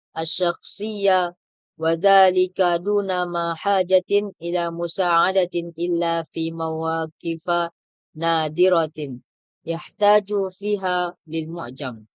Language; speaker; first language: Arabic; non-native, learner; Indonesian